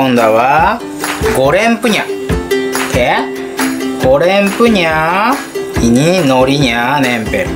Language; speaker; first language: Indonesian; non-native, learner; Japanese